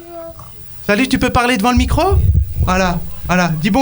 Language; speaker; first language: French; native; French